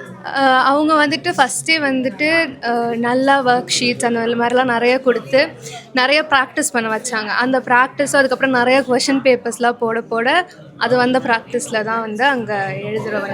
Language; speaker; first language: Tamil; early bilingual, heritage; Tamil